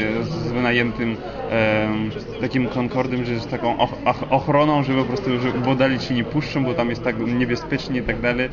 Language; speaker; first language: Polish; non-native, fluent; Russian